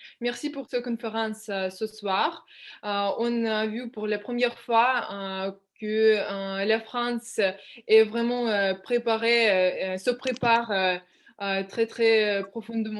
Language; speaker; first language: French; non-native, fluent; Russian